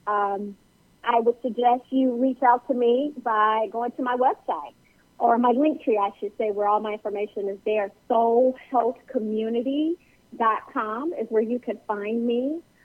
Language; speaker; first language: English; native; English